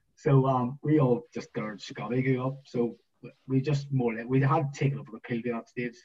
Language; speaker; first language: English; native; English